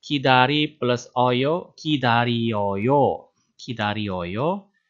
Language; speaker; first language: Korean; non-native, fluent; Indonesian